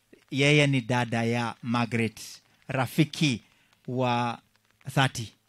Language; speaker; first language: Swahili; non-native, local second language; Kalenjin